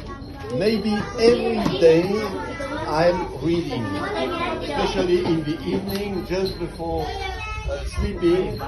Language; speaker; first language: English; non-native, fluent; French